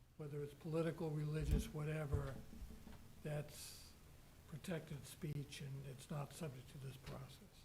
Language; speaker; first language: English; native; English